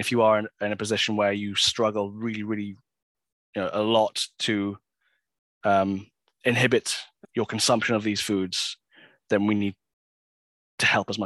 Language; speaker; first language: English; native; English